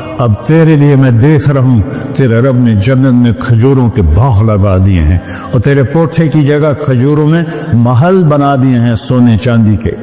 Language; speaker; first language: Urdu; non-native, local second language; Punjabi